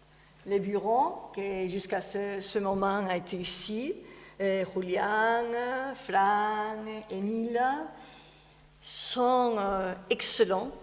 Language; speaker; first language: French; non-native, fluent; Spanish